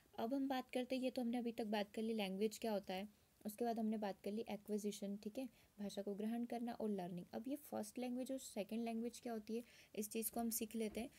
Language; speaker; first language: Hindi; native; Hindi